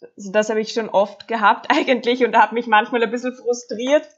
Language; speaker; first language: German; native; German